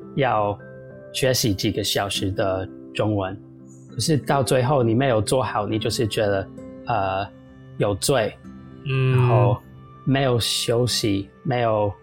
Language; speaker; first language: Chinese; non-native, fluent; English